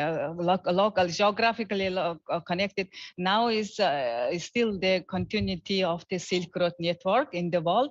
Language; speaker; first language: English; non-native, learner; Mongolian